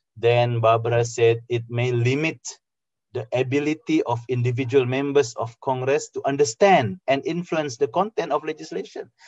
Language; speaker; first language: English; non-native, fluent; Indonesian